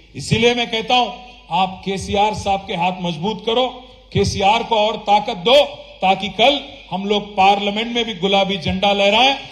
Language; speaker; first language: Hindi; non-native, local second language; Telugu